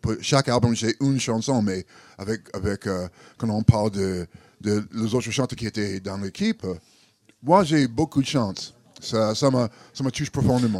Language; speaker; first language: French; non-native, learner; English